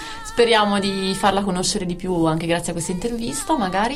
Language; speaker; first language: Italian; native; Italian